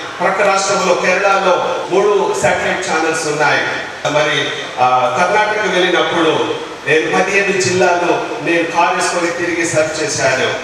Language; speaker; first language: Telugu; non-native, local second language; Lambadi